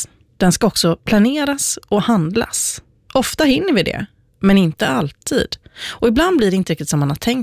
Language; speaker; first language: Swedish; native; Swedish